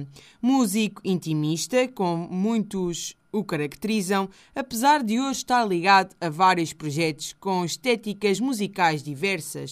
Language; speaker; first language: Portuguese; native; Portuguese